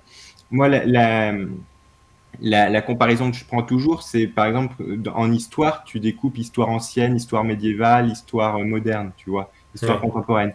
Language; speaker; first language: French; native; French